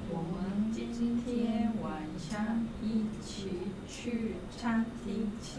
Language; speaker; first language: Chinese; non-native, learner; Korean